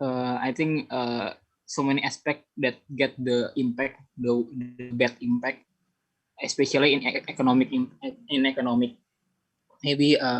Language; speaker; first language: English; non-native, learner; Indonesian